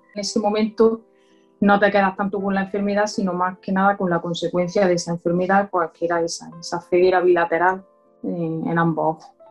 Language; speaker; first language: Spanish; native; Spanish